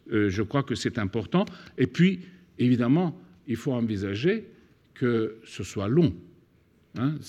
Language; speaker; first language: French; non-native, fluent; Turkish